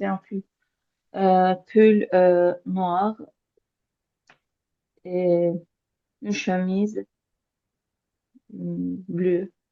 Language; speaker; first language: French; non-native, learner; Azerbaijani